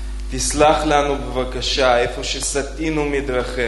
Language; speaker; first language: Hebrew; non-native, fluent; Russian